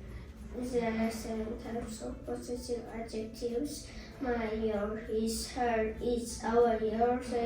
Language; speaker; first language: English; non-native, learner; Tajik